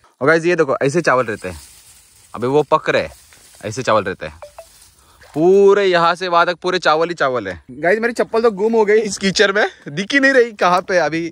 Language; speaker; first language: Hindi; non-native, local second language; Marathi